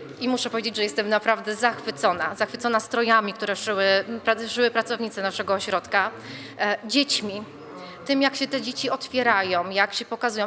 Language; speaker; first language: Polish; native; Polish